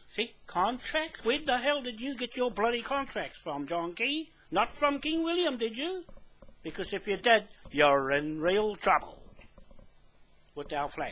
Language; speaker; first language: English; native; English